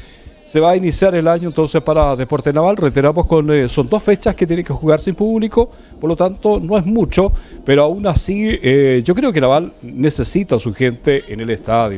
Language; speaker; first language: Spanish; native; Spanish